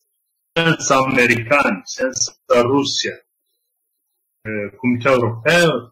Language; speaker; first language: Italian; non-native, learner; Kurdish